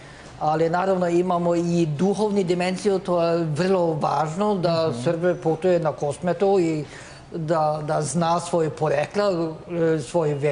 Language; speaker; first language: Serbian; non-native, learner; Norwegian